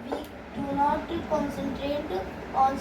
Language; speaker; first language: English; non-native, learner; Hindi